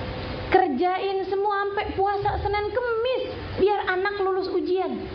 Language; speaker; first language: Indonesian; native; Indonesian